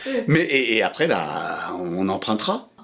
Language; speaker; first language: French; native; French